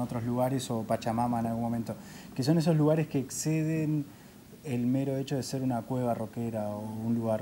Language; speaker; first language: Spanish; native; Spanish